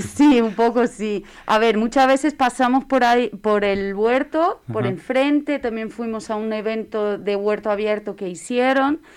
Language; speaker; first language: Spanish; non-native, fluent; Portuguese